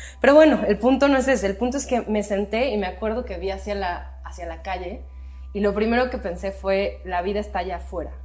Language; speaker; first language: Spanish; native; Spanish